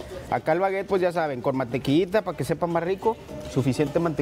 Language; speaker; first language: Spanish; native; Spanish